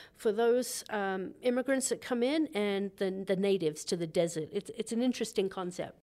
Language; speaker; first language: English; native; English